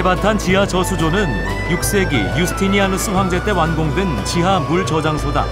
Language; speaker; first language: Korean; native; Korean